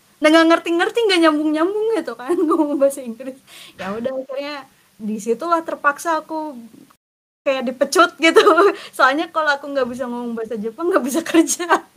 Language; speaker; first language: Indonesian; native; Indonesian